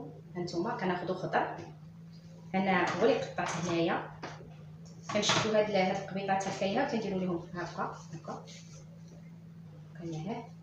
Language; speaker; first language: Arabic; native; Arabic